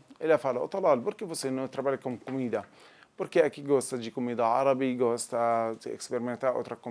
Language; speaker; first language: Portuguese; non-native, learner; Arabic